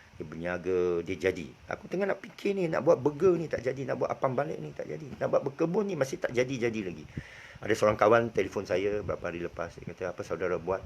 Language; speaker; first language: Malay; non-native, local second language; Chinese